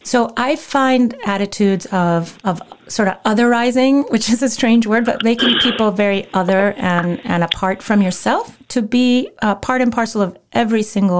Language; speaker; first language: English; non-native, fluent; Spanish